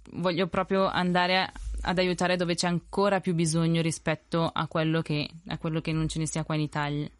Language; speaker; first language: Italian; early bilingual, other home language; Spanish